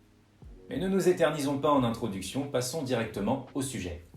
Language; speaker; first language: French; native; French